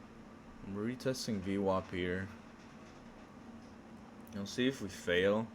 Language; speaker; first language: English; early bilingual, other home language; Spanish